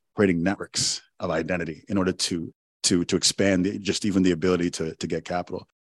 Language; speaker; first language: English; non-native, local second language; Igbo